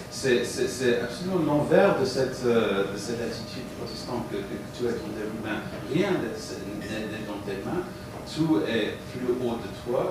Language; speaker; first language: French; non-native, fluent; English